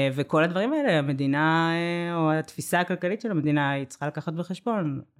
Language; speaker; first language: Hebrew; native; Hebrew